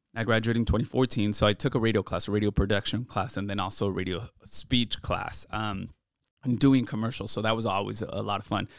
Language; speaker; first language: English; early bilingual, other home language; Spanish